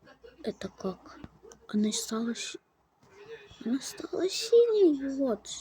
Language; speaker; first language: Russian; native; Russian